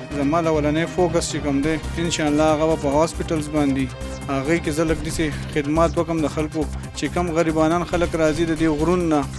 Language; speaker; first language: Pashto; native; Pashto